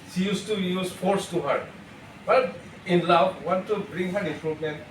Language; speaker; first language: English; non-native, local second language; Bangla